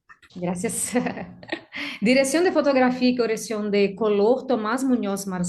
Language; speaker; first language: Spanish; non-native, learner; Portuguese